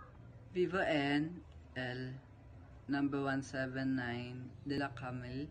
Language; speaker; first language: Spanish; non-native, learner; Filipino